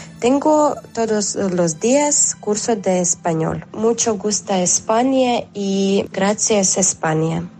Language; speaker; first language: Spanish; non-native, learner; Ukrainian